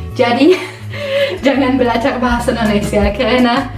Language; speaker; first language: Indonesian; non-native, fluent; German